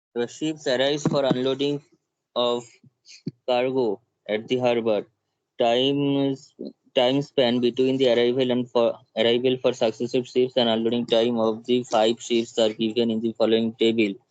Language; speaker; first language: English; non-native, local second language; Bangla